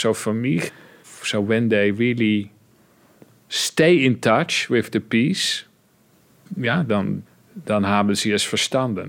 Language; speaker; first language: German; non-native, fluent; Dutch